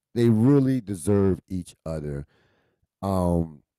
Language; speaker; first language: English; native; English